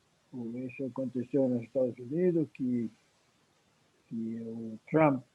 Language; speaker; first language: Portuguese; non-native, fluent; Spanish